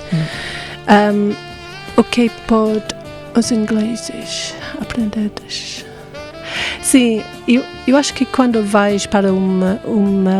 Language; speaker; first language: Portuguese; non-native, fluent; English